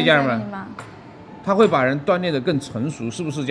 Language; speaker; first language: Chinese; native; Chinese